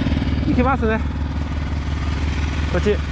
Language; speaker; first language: Japanese; non-native, learner; Chinese